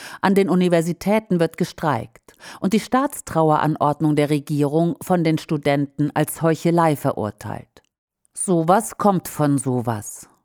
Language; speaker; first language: German; native; German